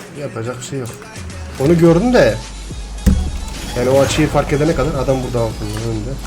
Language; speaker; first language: Turkish; native; Turkish